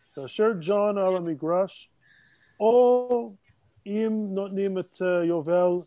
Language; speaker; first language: Hebrew; non-native, fluent; English